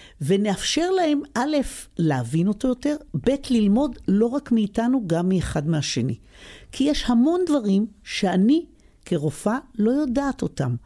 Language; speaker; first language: Hebrew; native; Hebrew